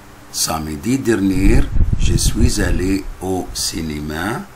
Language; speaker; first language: French; non-native, fluent; Arabic